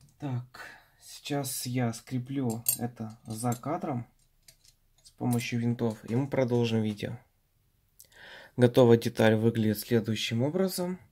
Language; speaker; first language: Russian; native; Russian